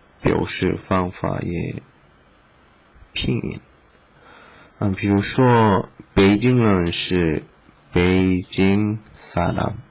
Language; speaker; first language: Chinese; non-native, learner; Korean